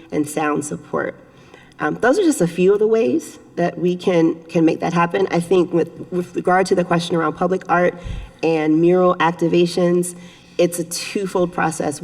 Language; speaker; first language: English; native; English